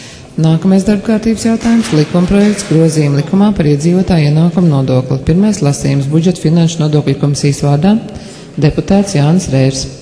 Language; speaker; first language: Latvian; native; Latvian